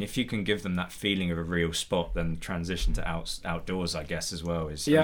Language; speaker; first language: English; native; English